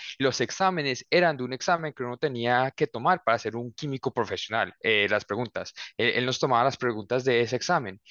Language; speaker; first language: Spanish; early bilingual, heritage; Spanish